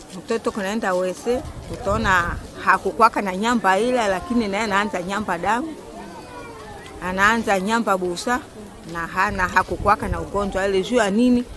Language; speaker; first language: Swahili; native; Swahili